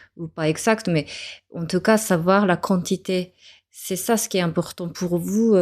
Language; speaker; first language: French; non-native, fluent; Japanese